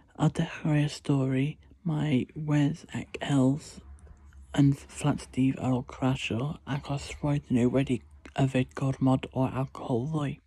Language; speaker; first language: Welsh; non-native, local second language; English